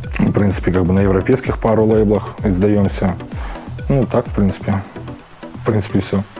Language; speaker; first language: Russian; native; Russian